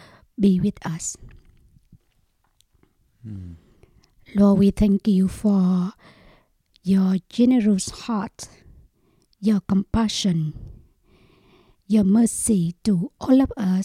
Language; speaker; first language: English; non-native, learner; Vietnamese